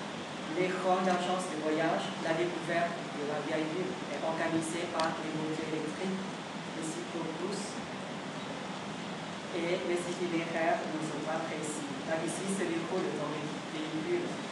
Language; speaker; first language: French; non-native, learner; Vietnamese